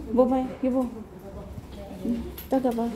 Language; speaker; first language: Korean; non-native, learner; Filipino